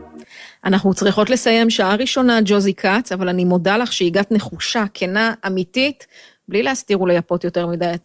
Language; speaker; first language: Hebrew; native; Hebrew